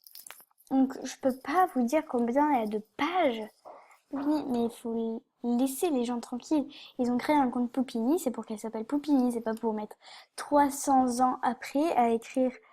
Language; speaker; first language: French; native; French